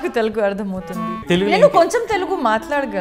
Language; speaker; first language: Telugu; non-native, learner; Hindi